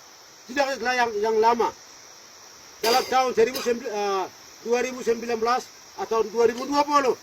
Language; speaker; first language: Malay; non-native, local second language; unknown